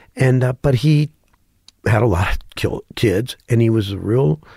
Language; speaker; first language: English; native; English